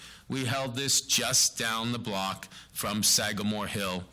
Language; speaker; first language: English; native; English